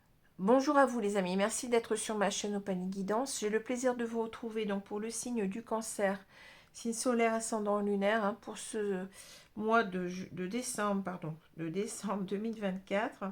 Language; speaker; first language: French; native; French